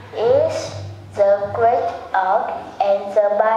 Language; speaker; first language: English; non-native, learner; Vietnamese